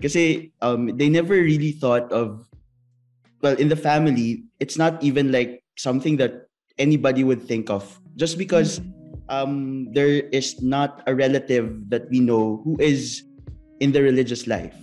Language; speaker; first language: English; non-native, local second language; Filipino